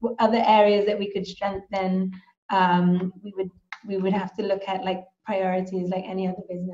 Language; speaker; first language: English; native; English